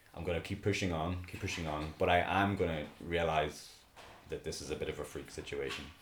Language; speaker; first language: English; native; English